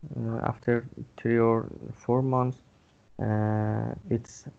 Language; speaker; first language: English; non-native, learner; Persian